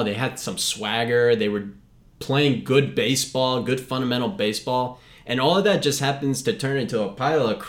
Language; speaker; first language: English; native; English